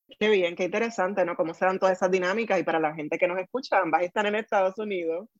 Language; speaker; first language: Spanish; native; Spanish